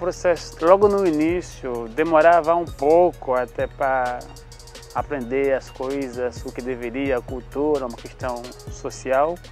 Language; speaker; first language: Portuguese; non-native, fluent; Haitian Creole